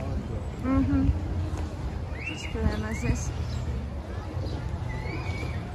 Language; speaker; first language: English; non-native, learner; Russian